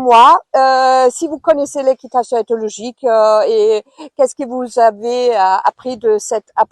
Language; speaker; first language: French; non-native, fluent; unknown